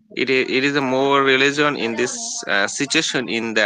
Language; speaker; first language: English; non-native, learner; Bangla